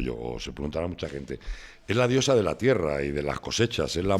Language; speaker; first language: Spanish; native; Spanish